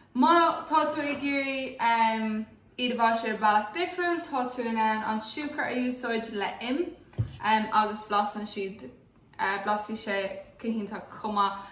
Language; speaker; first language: Irish; non-native, local second language; English